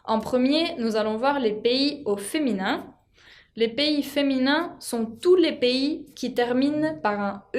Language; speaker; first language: French; non-native, fluent; Spanish